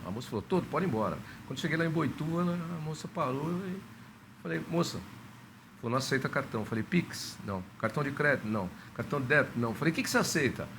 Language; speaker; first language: Portuguese; native; Portuguese